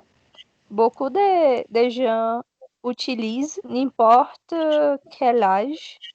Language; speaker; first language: French; non-native, learner; Portuguese